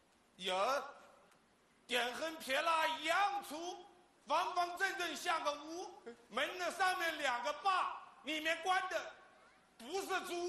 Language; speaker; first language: Chinese; native; Chinese